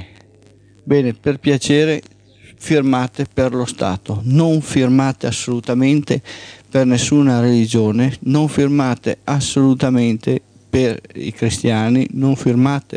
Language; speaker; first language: Italian; native; Italian